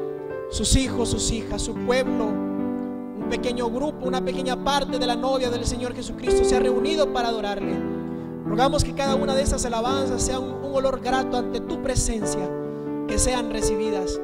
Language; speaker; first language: Spanish; native; Spanish